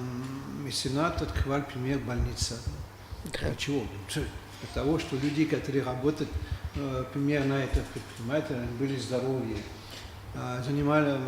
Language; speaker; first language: Russian; non-native, learner; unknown